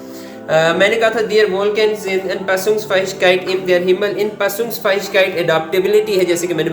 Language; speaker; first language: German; non-native, learner; Urdu